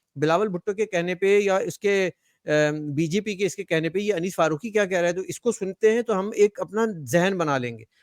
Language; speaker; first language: Urdu; native; Urdu